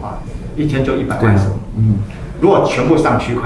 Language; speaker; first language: Chinese; native; Chinese